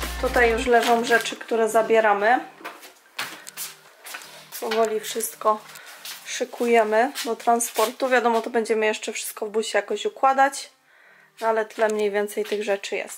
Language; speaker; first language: Polish; native; Polish